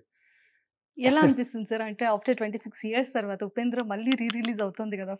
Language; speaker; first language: Telugu; native; Telugu